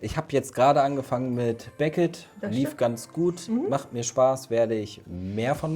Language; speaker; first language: German; native; German